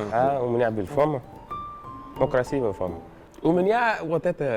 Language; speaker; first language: Russian; non-native, learner; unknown